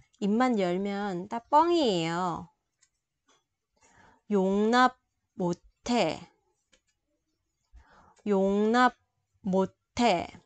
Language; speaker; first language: Korean; non-native, fluent; Vietnamese